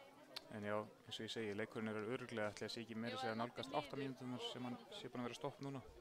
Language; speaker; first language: Icelandic; native; Icelandic